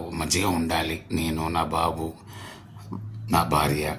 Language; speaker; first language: Telugu; non-native, learner; Tamil